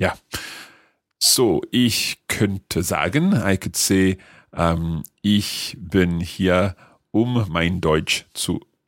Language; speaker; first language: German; non-native, learner; English